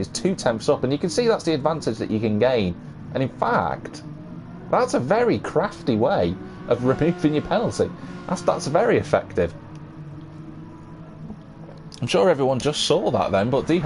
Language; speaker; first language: English; native; English